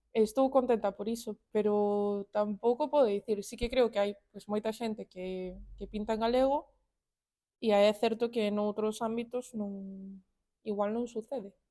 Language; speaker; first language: Galician; non-native, local second language; Spanish